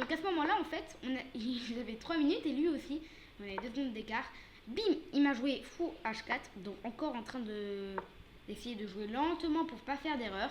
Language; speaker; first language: French; native; French